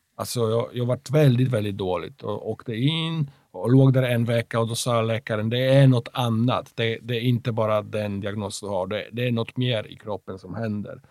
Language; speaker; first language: Swedish; non-native, fluent; Polish